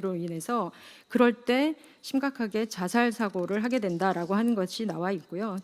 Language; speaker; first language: Korean; native; Korean